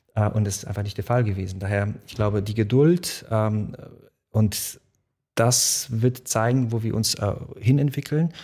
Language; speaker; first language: German; early bilingual, other home language; Polish